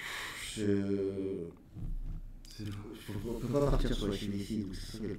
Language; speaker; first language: French; native; French